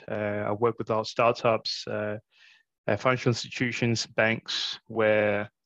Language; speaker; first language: English; non-native, fluent; Morisyen